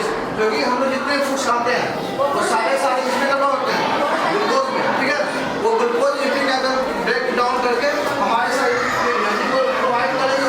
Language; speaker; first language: Hindi; native; Hindi